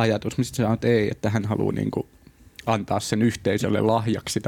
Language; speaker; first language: Finnish; native; Finnish